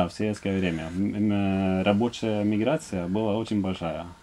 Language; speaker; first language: Russian; non-native, fluent; Norwegian